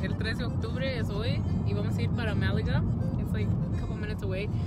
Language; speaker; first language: Spanish; early bilingual, heritage; Spanish